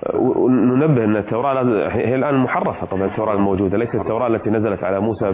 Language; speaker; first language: Arabic; native; Arabic